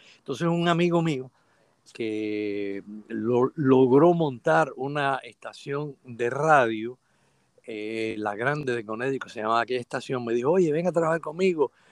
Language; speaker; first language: Spanish; native; Spanish